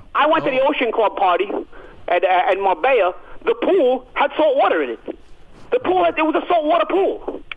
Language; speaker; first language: English; early bilingual, other home language; Italian